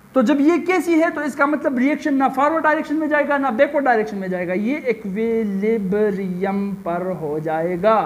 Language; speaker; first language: Urdu; non-native, local second language; Pashto